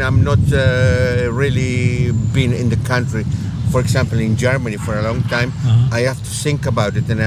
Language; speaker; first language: English; non-native, fluent; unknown